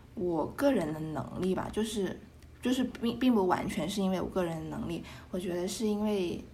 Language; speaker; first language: Chinese; native; Chinese